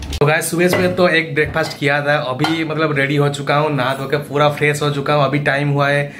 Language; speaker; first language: Hindi; non-native, local second language; Odia